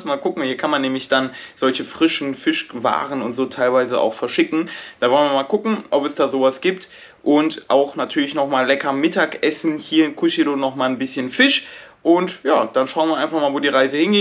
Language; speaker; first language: German; native; German